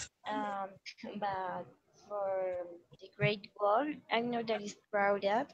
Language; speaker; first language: English; non-native, learner; Spanish